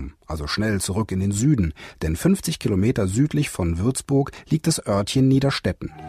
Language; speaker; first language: German; native; German